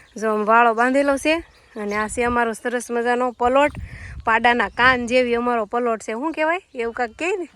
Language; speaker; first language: Gujarati; native; Gujarati